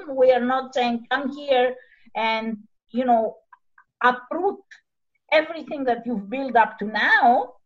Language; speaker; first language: English; non-native, fluent; Greek